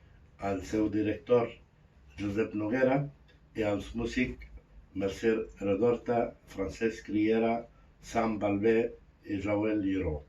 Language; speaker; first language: Catalan; non-native, fluent; Arabic